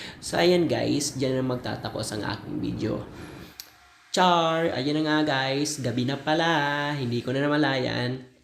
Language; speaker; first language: Filipino; non-native, local second language; Bikol